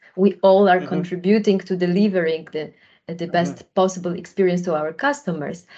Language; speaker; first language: English; non-native, fluent; Polish